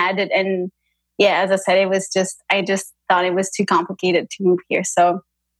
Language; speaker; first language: English; non-native, fluent; French